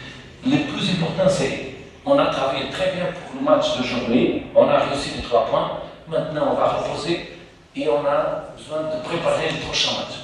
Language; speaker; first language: French; non-native, fluent; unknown